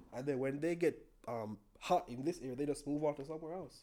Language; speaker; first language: English; non-native, local second language; Jamaican Creole English